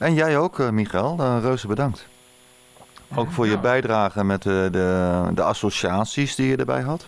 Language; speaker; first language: Dutch; native; Dutch